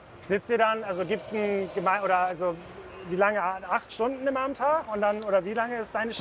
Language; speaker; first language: German; native; German